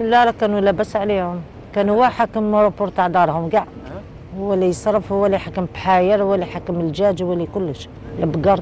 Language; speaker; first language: Arabic; native; Arabic